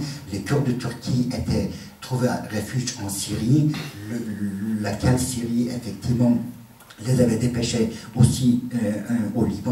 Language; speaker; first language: French; non-native, fluent; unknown